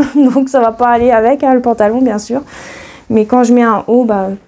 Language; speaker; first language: French; native; French